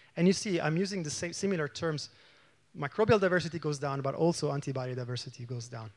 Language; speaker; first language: English; non-native, fluent; Italian